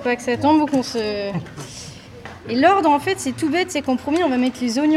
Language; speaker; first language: French; native; French